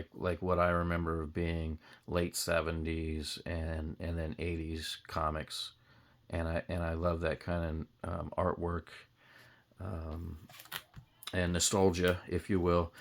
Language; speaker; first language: English; native; English